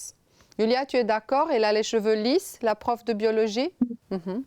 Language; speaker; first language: French; non-native, fluent; Romanian